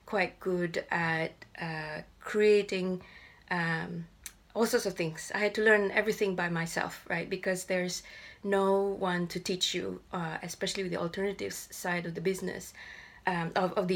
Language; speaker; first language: English; non-native, local second language; Malay